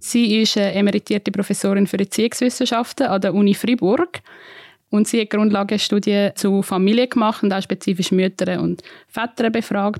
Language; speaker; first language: German; native; German